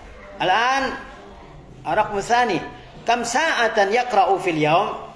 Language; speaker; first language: Arabic; non-native, fluent; Indonesian